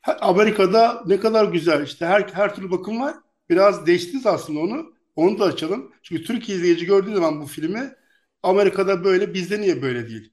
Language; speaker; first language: Turkish; native; Turkish